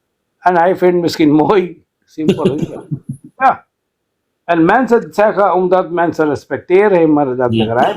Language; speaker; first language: Dutch; non-native, fluent; Urdu